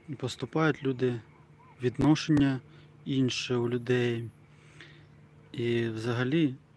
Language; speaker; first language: Ukrainian; non-native, local second language; Russian